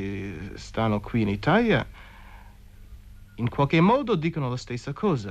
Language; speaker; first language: Italian; non-native, fluent; English